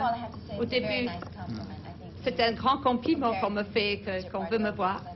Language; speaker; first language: French; non-native, learner; English